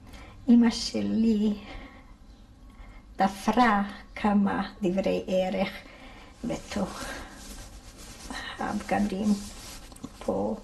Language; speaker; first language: Hebrew; non-native, fluent; Hungarian